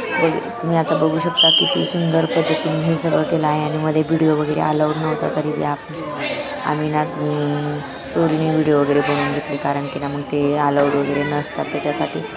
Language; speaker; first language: Marathi; non-native, local second language; Lambadi